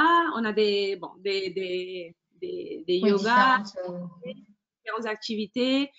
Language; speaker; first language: French; non-native, fluent; Spanish